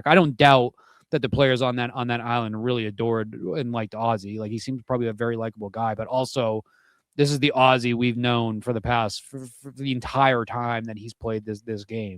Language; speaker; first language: English; native; English